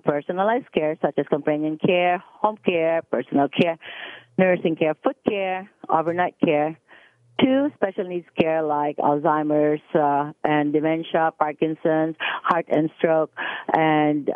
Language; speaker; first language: English; non-native, local second language; Filipino